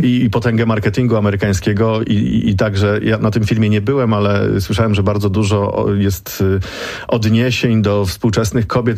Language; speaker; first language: Polish; native; Polish